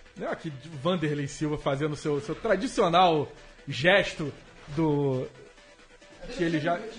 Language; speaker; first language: Portuguese; native; Portuguese